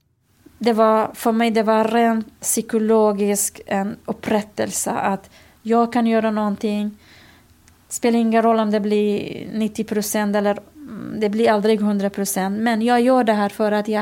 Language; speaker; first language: Swedish; non-native, fluent; Kurdish